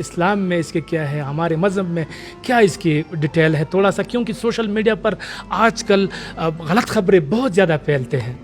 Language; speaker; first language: Urdu; non-native, local second language; Pashto